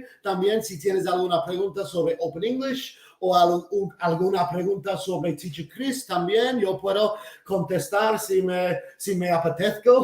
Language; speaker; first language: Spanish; non-native, fluent; English